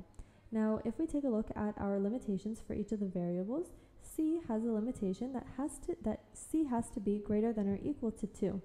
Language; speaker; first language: English; native; English